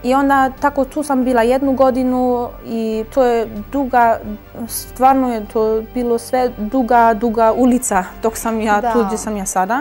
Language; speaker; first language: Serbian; early bilingual, heritage; German